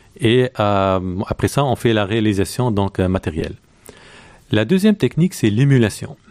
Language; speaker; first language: French; non-native, local second language; Arabic